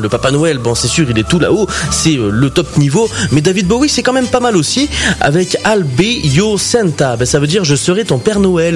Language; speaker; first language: French; native; French